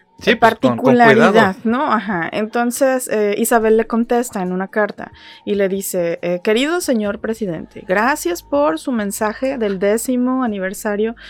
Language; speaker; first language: Spanish; native; Spanish